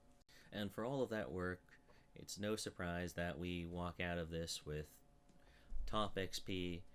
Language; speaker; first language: English; native; English